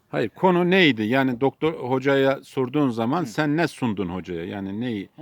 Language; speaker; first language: Turkish; native; Turkish